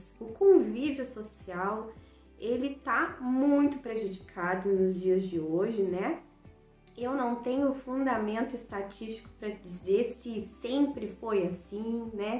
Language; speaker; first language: Portuguese; native; Portuguese